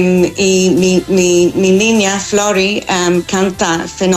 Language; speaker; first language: Spanish; non-native, fluent; English